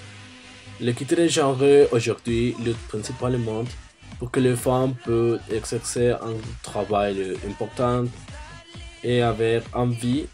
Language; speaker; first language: French; non-native, learner; Spanish